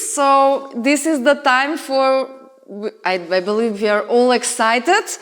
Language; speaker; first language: English; non-native, fluent; Macedonian